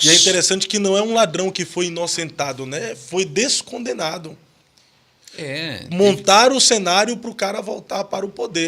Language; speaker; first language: Portuguese; native; Portuguese